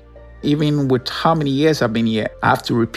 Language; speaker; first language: English; non-native, local second language; Ewe